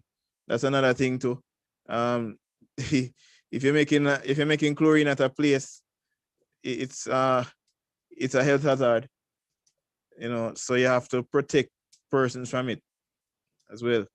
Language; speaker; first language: English; native; English